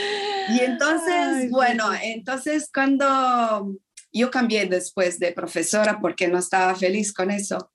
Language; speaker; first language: Spanish; non-native, fluent; Portuguese